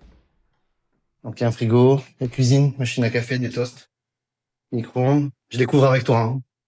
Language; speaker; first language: French; native; French